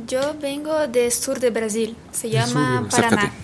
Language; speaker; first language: Spanish; non-native, learner; Portuguese